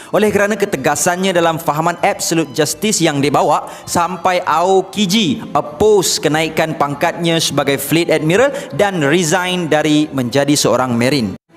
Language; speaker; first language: Malay; native; Malay